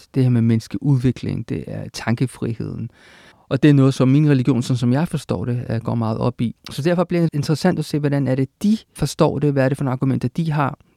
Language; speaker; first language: Danish; native; Danish